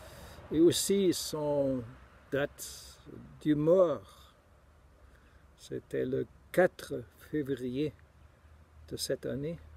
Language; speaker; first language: French; non-native, fluent; German